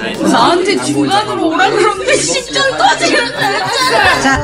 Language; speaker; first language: Korean; native; Korean